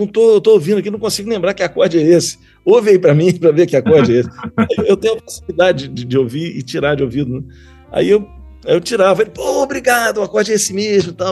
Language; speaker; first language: Portuguese; native; Portuguese